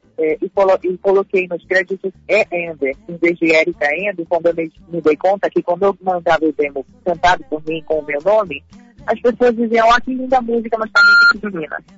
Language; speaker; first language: Portuguese; early bilingual, heritage; Spanish